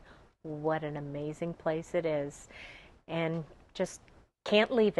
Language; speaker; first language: English; native; English